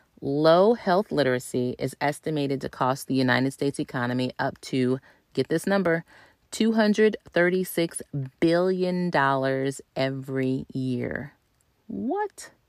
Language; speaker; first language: English; native; English